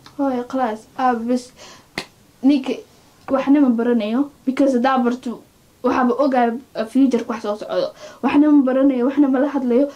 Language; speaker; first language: Somali; early bilingual, heritage; Somali